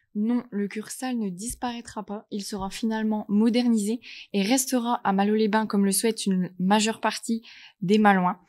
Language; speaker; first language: French; native; French